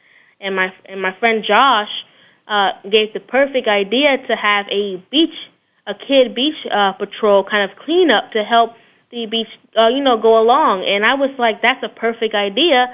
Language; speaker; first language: English; native; English